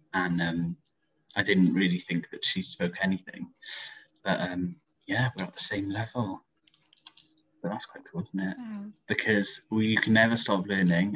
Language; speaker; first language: English; native; English